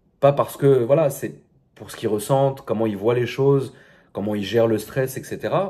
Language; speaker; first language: French; native; French